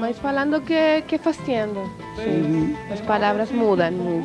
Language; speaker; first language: Portuguese; non-native, learner; Spanish